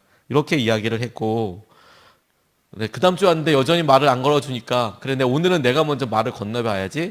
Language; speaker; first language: Korean; native; Korean